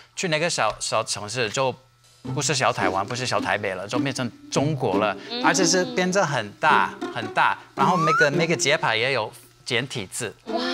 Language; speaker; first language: Chinese; non-native, fluent; English